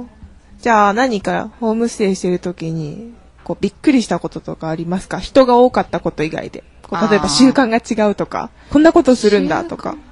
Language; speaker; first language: Japanese; native; Japanese